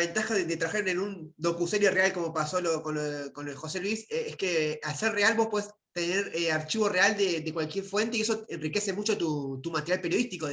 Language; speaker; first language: Spanish; native; Spanish